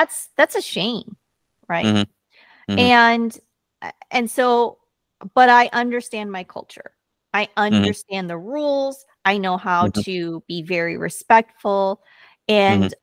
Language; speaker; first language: English; early bilingual, other home language; Korean